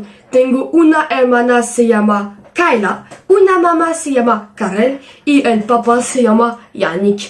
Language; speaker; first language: Spanish; non-native, learner; French